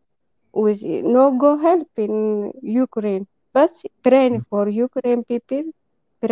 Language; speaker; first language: English; non-native, learner; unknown